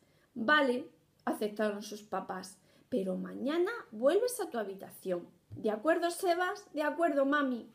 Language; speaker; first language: Spanish; native; Spanish